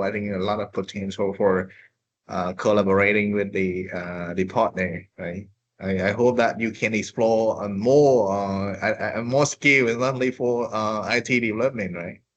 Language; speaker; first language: English; non-native, fluent; Vietnamese